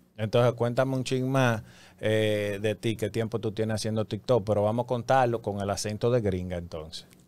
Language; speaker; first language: Spanish; native; Spanish